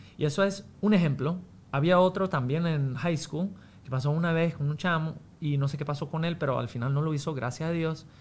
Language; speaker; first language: Spanish; non-native, fluent; English